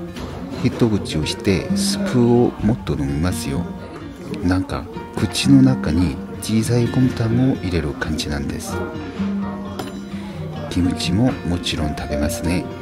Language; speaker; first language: Japanese; non-native, learner; Korean